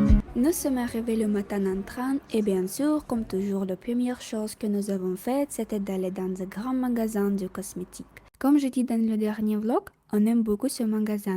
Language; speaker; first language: French; non-native, fluent; Russian